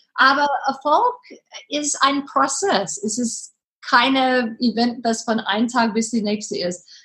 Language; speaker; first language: German; non-native, learner; English